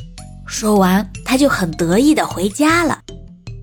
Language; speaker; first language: Chinese; native; Chinese